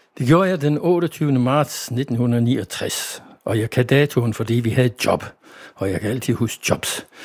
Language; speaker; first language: Danish; non-native, fluent; English